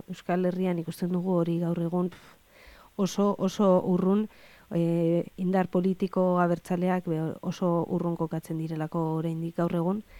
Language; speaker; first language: Basque; native; Basque